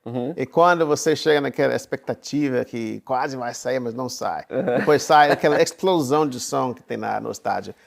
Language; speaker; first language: Portuguese; non-native, fluent; English